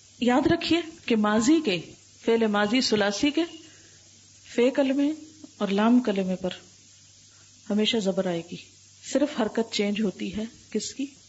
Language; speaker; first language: Urdu; native; Urdu